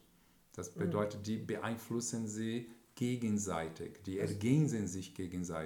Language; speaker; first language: German; non-native, fluent; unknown